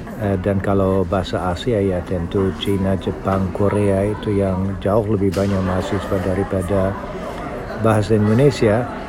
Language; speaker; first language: Indonesian; non-native, fluent; German